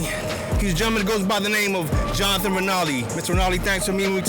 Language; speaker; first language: English; native; English